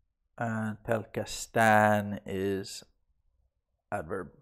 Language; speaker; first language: Finnish; non-native, learner; English